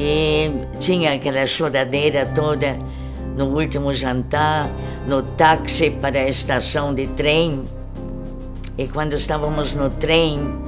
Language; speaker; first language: Portuguese; early bilingual, other home language; German